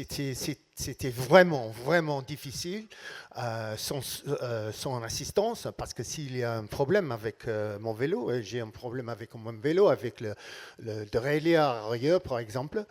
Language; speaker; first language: French; non-native, learner; English